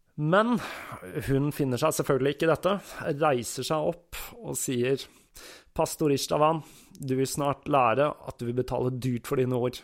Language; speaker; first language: Norwegian; native; Norwegian